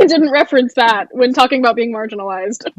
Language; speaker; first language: English; native; English